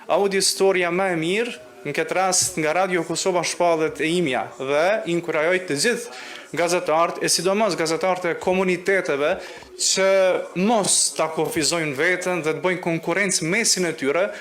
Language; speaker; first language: Albanian; non-native, local second language; Romany